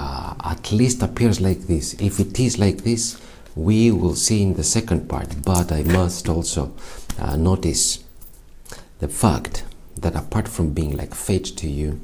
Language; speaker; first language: English; non-native, fluent; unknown